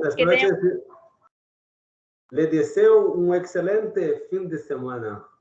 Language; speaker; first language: Spanish; non-native, learner; Portuguese